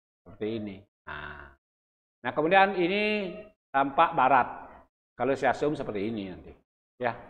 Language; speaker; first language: Indonesian; non-native, local second language; Balinese